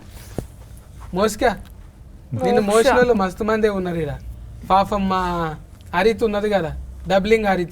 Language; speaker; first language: Telugu; native; Telugu